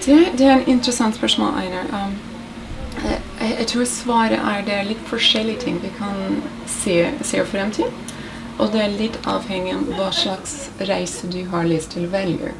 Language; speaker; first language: Norwegian; non-native, fluent; English